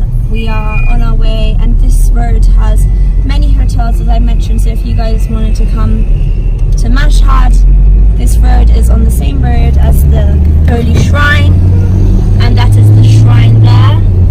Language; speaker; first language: English; early bilingual, other home language; Persian